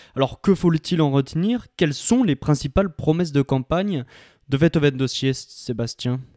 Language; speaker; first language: French; native; French